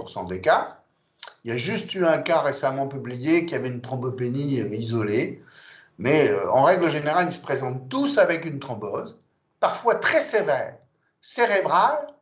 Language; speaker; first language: French; native; French